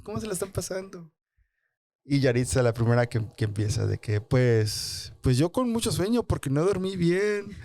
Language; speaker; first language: Spanish; early bilingual, other home language; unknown